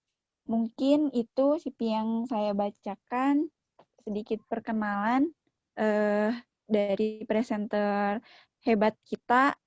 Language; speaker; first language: Indonesian; native; Indonesian